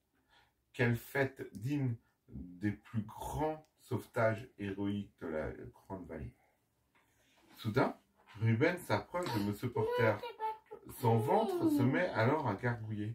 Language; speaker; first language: French; native; French